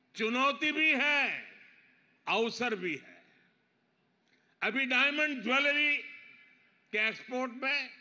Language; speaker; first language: Hindi; non-native, local second language; Gujarati